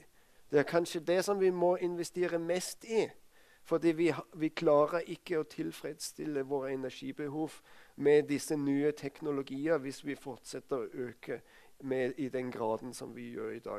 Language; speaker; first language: Norwegian; non-native, fluent; German